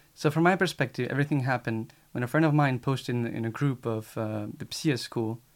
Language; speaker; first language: English; non-native, fluent; Spanish